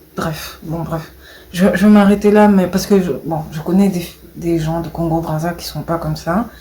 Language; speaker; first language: French; early bilingual, other home language; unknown